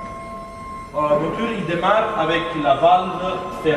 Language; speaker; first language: French; non-native, fluent; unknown